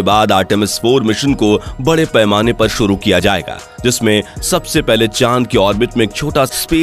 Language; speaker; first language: Hindi; native; Hindi